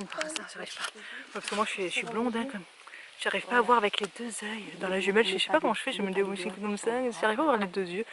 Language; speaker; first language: French; native; French